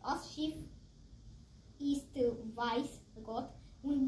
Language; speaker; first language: German; non-native, learner; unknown